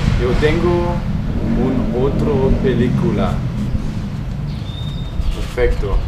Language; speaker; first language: Spanish; non-native, fluent; German